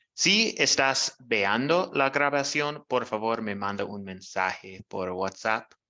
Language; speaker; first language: Spanish; non-native, learner; English